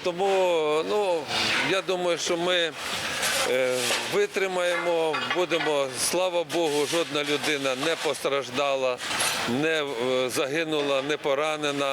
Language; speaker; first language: Ukrainian; non-native, local second language; Russian